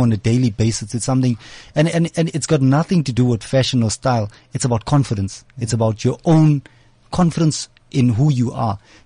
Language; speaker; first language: English; native; English